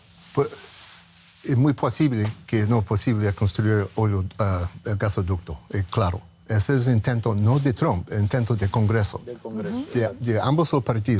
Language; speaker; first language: Spanish; non-native, learner; English